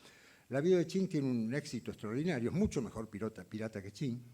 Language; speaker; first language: Spanish; native; Spanish